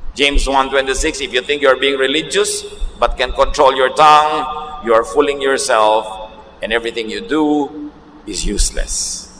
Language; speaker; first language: English; non-native, local second language; Filipino